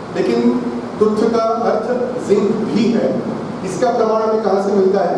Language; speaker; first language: Hindi; non-native, local second language; Tamil